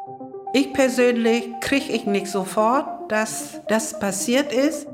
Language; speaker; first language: German; non-native, learner; Vietnamese